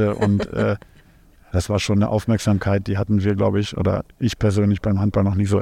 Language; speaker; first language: German; native; German